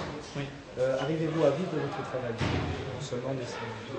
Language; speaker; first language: French; native; French